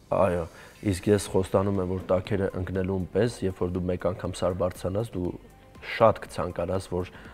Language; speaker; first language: Armenian; native; Armenian